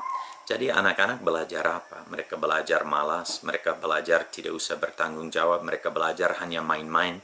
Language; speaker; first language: Indonesian; non-native, fluent; English